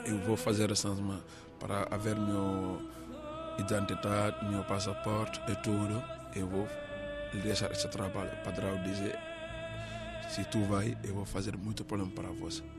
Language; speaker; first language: Portuguese; non-native, learner; Arabic